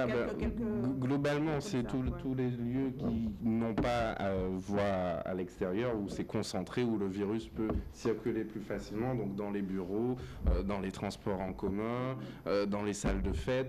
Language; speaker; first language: French; native; French